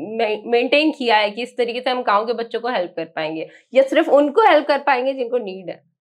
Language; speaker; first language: Hindi; native; Hindi